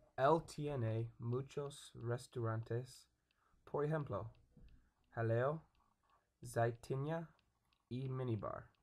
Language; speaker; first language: Spanish; non-native, learner; English